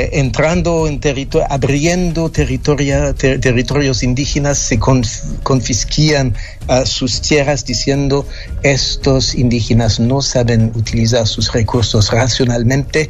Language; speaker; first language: Spanish; non-native, fluent; French